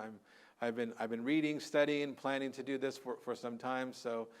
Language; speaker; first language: English; native; English